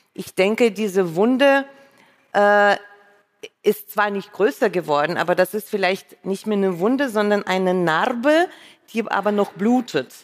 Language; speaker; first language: German; non-native, fluent; Russian